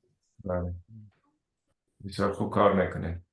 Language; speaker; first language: Persian; early bilingual, other home language; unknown